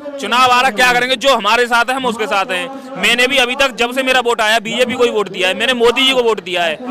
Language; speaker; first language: Hindi; native; Hindi